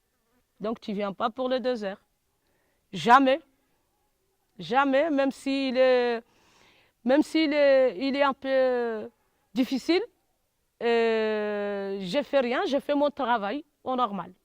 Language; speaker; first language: French; non-native, local second language; Arabic